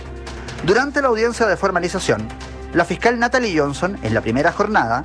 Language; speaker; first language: Spanish; native; Spanish